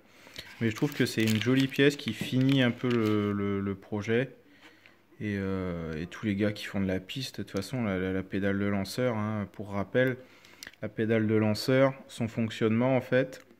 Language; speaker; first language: French; native; French